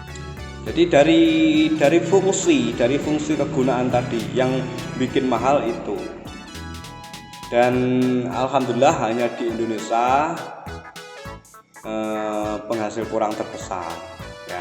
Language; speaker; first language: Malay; non-native, local second language; Javanese